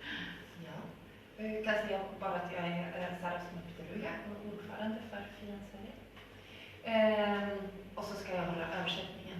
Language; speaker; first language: Swedish; non-native, fluent; Spanish